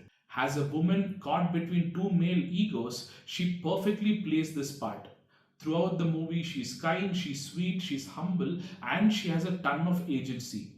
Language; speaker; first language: English; non-native, local second language; Tamil